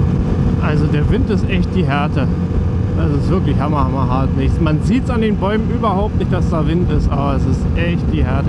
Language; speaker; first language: German; native; German